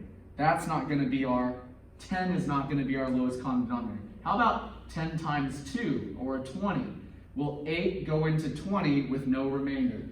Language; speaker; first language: English; native; English